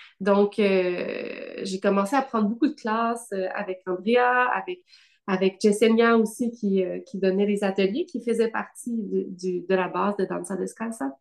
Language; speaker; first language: French; native; French